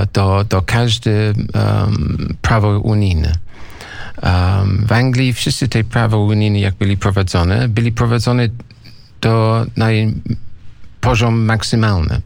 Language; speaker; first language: Polish; non-native, learner; English